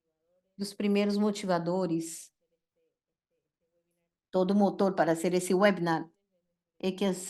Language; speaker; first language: Portuguese; non-native, fluent; Spanish